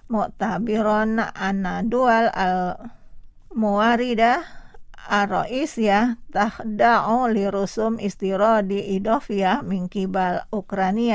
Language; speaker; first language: Arabic; non-native, fluent; Indonesian